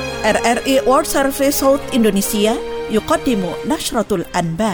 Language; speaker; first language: Arabic; non-native, fluent; Indonesian